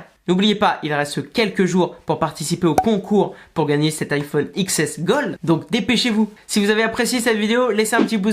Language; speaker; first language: French; native; French